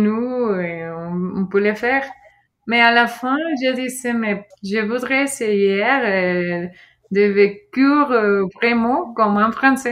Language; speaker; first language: French; non-native, fluent; Spanish